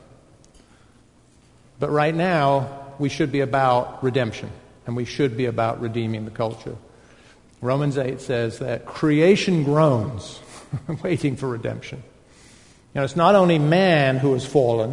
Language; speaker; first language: English; native; English